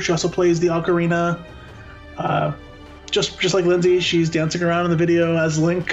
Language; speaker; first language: English; native; English